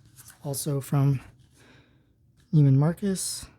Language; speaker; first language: English; native; English